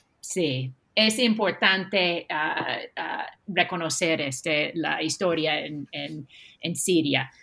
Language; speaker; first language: Spanish; non-native, fluent; English